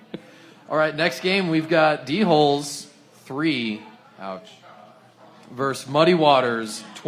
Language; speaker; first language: English; native; English